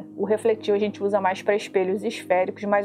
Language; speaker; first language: Portuguese; native; Portuguese